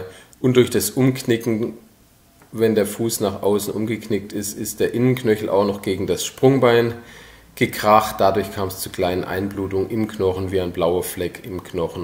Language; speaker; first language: German; native; German